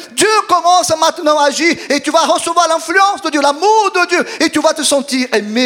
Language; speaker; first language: French; non-native, fluent; Portuguese